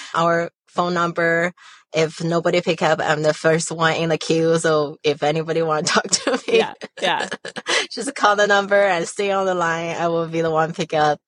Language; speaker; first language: English; non-native, fluent; Chinese